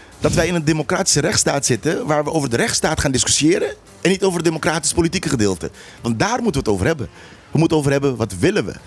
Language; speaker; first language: Dutch; non-native, local second language; Papiamento